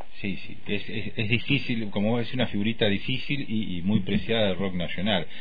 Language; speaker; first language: Spanish; native; Spanish